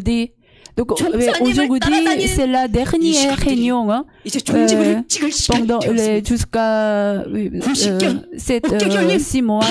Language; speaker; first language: French; non-native, learner; Korean